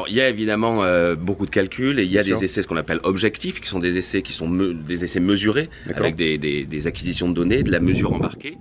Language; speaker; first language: French; native; French